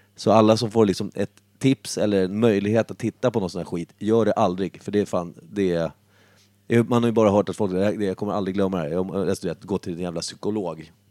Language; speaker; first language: Swedish; native; Swedish